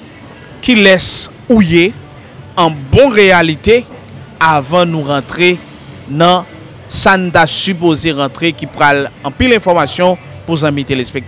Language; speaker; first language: French; non-native, local second language; Haitian Creole